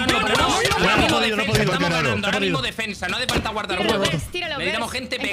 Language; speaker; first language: Spanish; native; Spanish